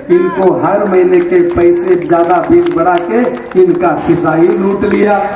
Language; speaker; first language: Hindi; non-native, local second language; Marathi